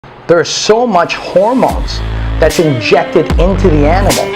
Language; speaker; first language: English; native; English